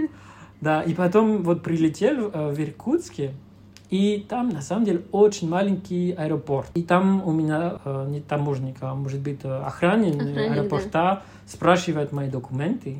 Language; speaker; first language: Russian; non-native, fluent; French